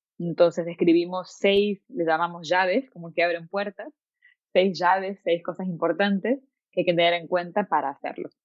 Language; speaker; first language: Spanish; native; Spanish